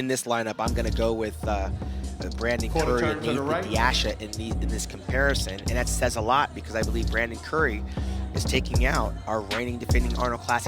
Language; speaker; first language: English; native; English